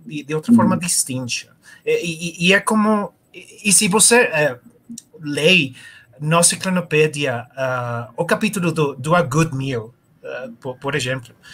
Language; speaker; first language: Portuguese; non-native, learner; Spanish